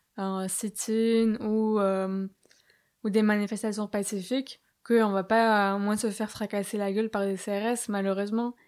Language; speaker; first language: French; native; French